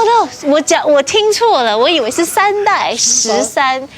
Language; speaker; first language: Chinese; early bilingual, heritage; Chinese